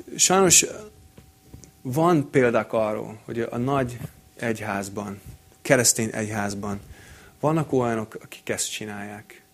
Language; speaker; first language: Hungarian; non-native, fluent; English